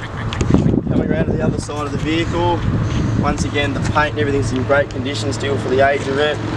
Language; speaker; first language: English; native; English